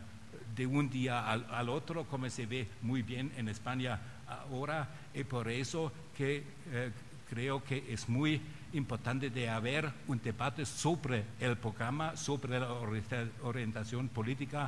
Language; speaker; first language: Spanish; non-native, fluent; German